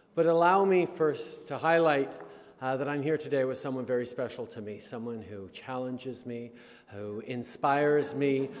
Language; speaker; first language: English; early bilingual, other home language; French